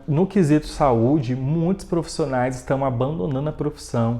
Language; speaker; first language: Portuguese; native; Portuguese